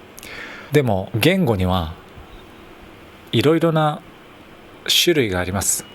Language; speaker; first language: Japanese; native; Japanese